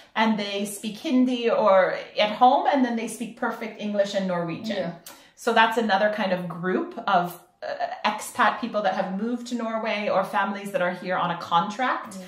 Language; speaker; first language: English; native; English